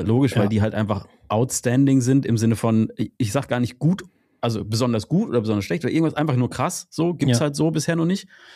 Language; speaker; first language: German; native; German